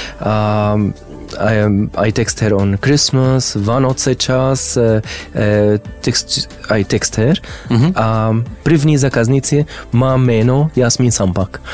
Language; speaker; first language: Czech; non-native, learner; Arabic